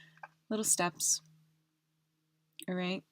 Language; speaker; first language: English; native; English